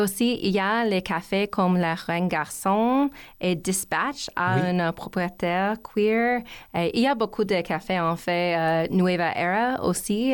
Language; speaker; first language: French; non-native, learner; English